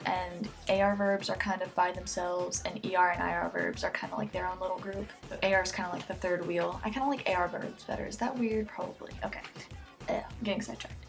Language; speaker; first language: English; native; English